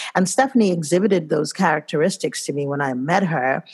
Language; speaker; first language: English; non-native, local second language; Igbo